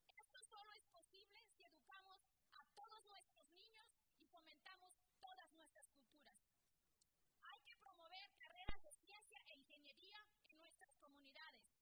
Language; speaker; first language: Spanish; early bilingual, other home language; English